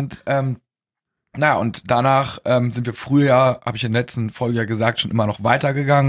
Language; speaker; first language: German; native; German